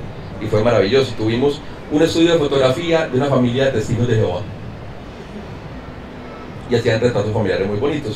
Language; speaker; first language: Spanish; native; Spanish